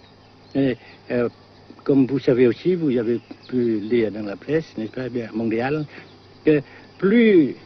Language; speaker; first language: French; non-native, local second language; Vietnamese